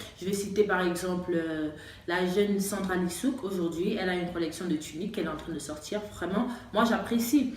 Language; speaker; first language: French; native; French